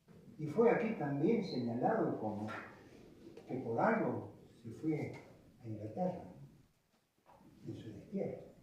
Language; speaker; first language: Spanish; native; Spanish